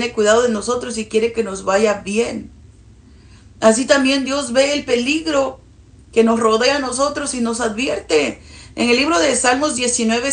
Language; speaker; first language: Spanish; early bilingual, heritage; Spanish